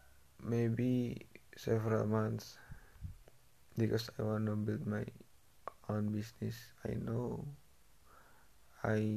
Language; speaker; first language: English; non-native, learner; Indonesian